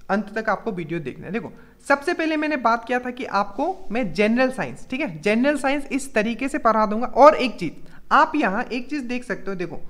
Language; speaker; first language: Hindi; native; Hindi